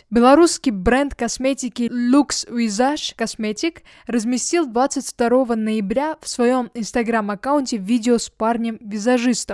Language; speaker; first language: Russian; native; Russian